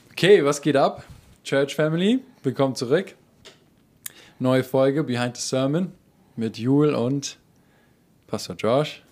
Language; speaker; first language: German; native; German